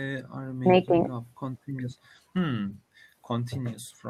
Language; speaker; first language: English; non-native, learner; Turkish